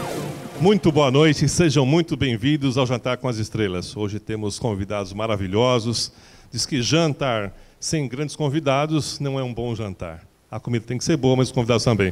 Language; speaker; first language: Portuguese; native; Portuguese